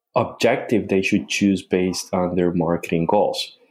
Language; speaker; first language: English; non-native, fluent; Spanish